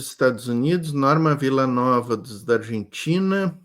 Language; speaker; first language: Portuguese; native; Portuguese